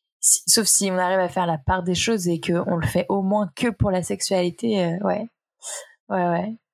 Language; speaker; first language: French; native; French